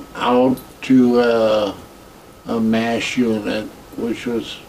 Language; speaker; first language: English; native; English